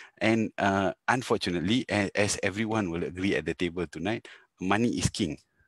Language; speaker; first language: English; non-native, local second language; Tamil